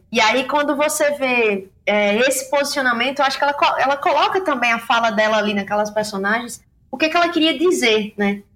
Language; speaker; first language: Portuguese; native; Portuguese